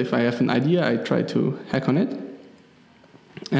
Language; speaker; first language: English; non-native, fluent; German